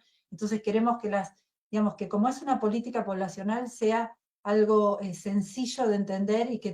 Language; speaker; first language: Spanish; native; Spanish